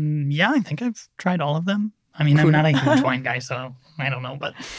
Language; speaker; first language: English; native; English